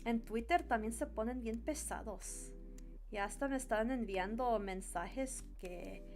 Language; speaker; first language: Spanish; early bilingual, heritage; Spanish